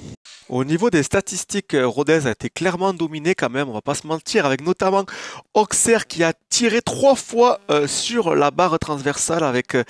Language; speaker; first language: French; native; French